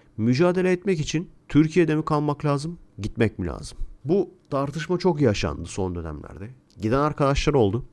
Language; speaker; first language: Turkish; native; Turkish